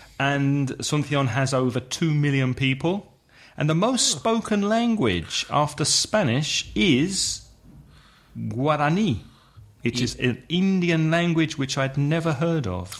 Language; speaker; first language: English; native; English